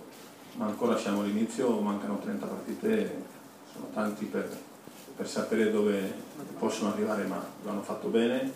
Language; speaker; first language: Italian; non-native, fluent; Spanish